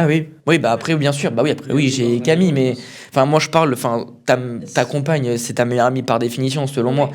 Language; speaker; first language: French; native; French